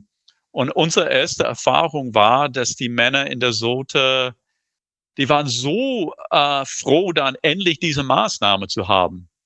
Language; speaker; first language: German; non-native, fluent; English